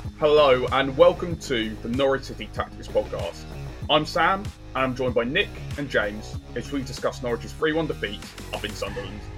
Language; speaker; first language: English; native; English